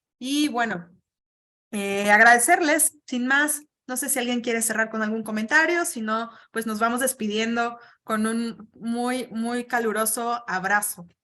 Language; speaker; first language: Spanish; native; Spanish